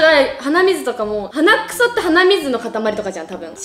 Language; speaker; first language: Japanese; native; Japanese